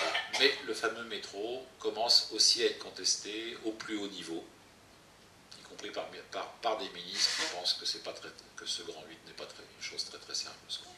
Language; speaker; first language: French; native; French